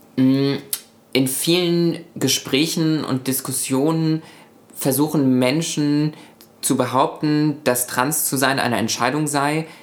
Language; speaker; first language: German; native; German